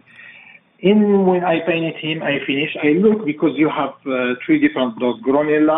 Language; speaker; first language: English; non-native, learner; French